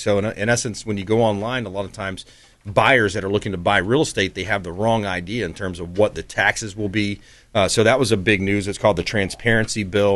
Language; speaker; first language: English; native; English